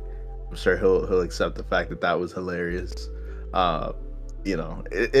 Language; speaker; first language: English; native; English